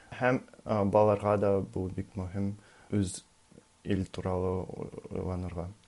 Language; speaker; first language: Tatar; non-native, learner; Russian